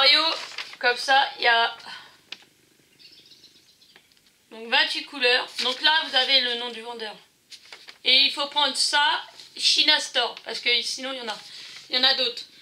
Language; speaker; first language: French; native; French